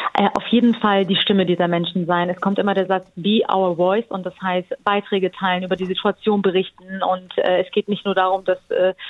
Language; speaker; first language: German; early bilingual, other home language; Persian